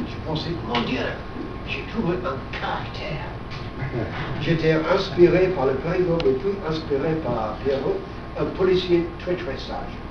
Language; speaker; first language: French; non-native, fluent; English